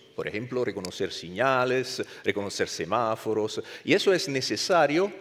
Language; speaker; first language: Spanish; non-native, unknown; Italian